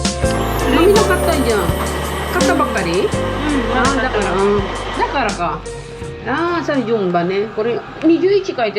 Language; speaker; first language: Japanese; non-native, learner; Filipino